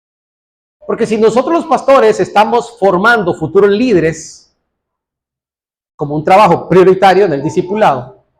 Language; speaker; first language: Spanish; native; Spanish